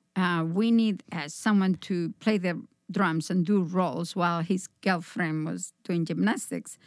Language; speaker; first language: English; non-native, fluent; Spanish